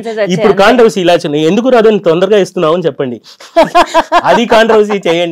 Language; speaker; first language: Telugu; non-native, fluent; Tamil